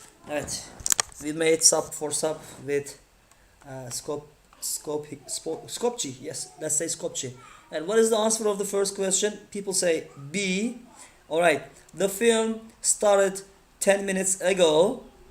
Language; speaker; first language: English; non-native, fluent; Turkish